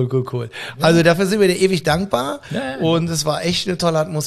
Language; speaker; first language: German; native; German